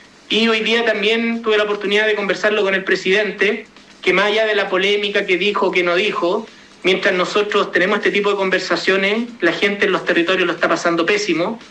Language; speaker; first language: Spanish; native; Spanish